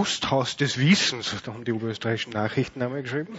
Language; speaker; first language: German; native; German